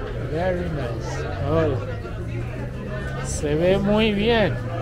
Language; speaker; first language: Spanish; non-native, learner; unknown